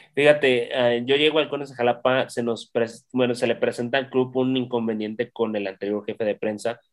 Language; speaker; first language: Spanish; native; Spanish